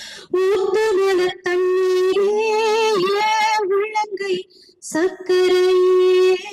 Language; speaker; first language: Tamil; native; Tamil